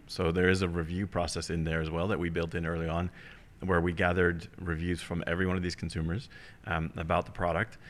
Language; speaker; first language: English; early bilingual, heritage; German